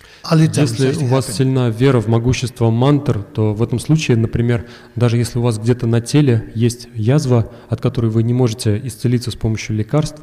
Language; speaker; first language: Russian; native; Russian